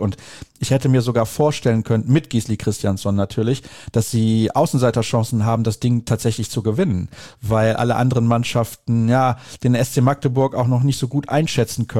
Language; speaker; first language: German; native; German